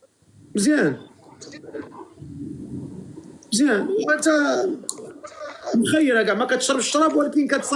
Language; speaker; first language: Arabic; native; Arabic